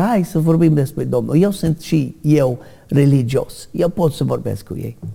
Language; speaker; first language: Romanian; non-native, learner; English